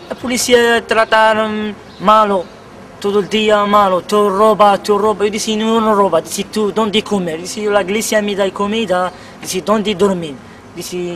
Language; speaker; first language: Spanish; non-native, learner; Kabyle